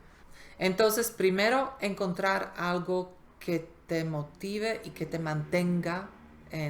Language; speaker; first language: Spanish; non-native, fluent; Slovak